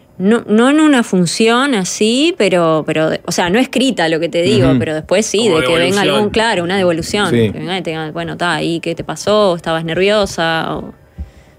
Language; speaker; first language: Spanish; native; Spanish